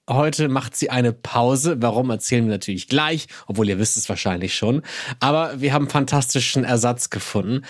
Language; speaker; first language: German; native; German